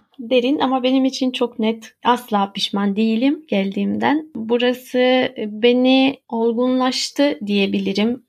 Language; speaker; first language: Turkish; early bilingual, heritage; Turkish